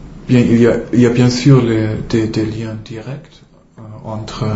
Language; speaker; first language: French; non-native, fluent; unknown